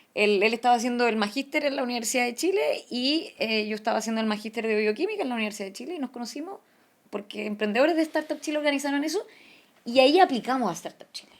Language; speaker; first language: Spanish; early bilingual, other home language; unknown